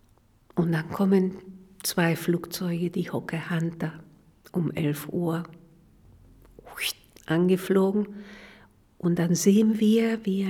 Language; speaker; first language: German; non-native, fluent; Spanish